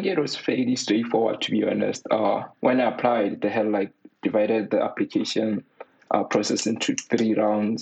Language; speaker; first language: English; non-native, local second language; Tswana